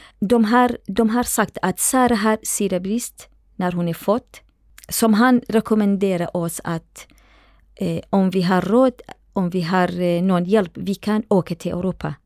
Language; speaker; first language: Swedish; non-native, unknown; Central Kurdish